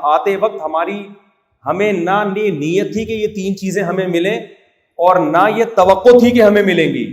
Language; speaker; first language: Urdu; native; Urdu